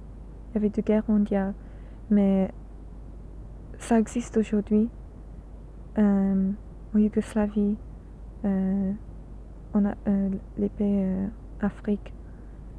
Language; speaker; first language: French; non-native, learner; English